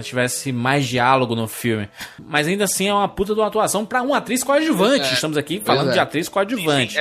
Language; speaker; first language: Portuguese; native; Portuguese